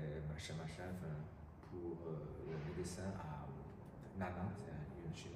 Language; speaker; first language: French; non-native, learner; Chinese